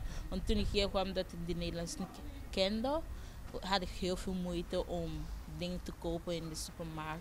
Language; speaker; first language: Dutch; non-native, fluent; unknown